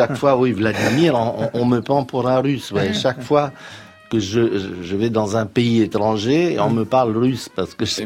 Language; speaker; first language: French; non-native, fluent; Romanian